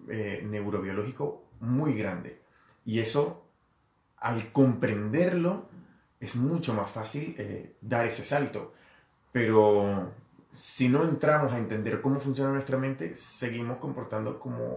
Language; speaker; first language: Spanish; native; Spanish